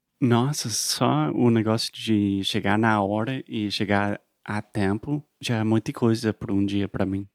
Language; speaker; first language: Portuguese; non-native, fluent; English